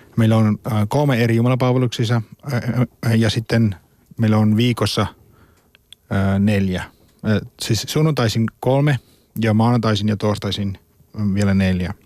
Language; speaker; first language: Finnish; non-native, fluent; Afrikaans